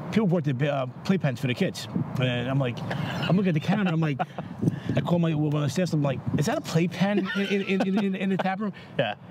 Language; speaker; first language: English; native; English